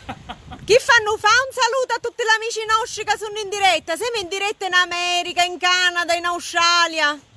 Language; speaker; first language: Italian; native; Italian